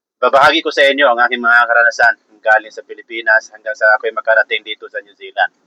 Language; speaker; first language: Filipino; non-native, local second language; Cebuano